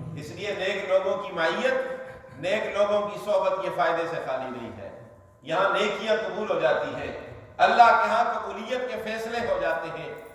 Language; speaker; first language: Urdu; non-native, local second language; Northern Hindko